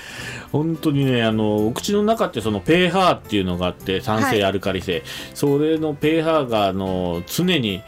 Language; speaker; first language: Japanese; native; Japanese